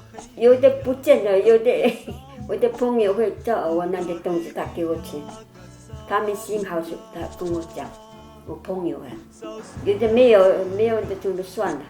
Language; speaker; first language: Chinese; non-native, local second language; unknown